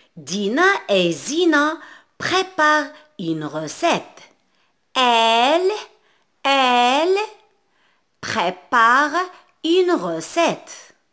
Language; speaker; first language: French; non-native, local second language; Arabic